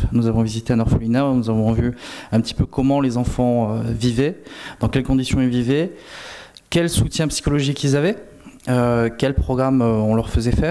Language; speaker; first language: French; native; French